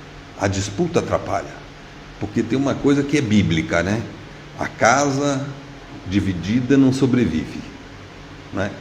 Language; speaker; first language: Portuguese; native; Portuguese